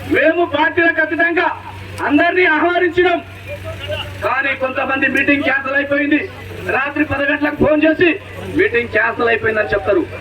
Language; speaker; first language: Telugu; non-native, local second language; Lambadi